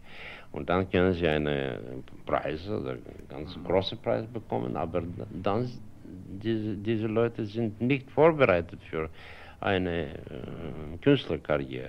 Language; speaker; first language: German; non-native, fluent; Russian